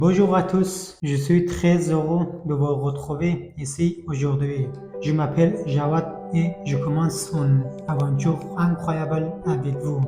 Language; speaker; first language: French; non-native, fluent; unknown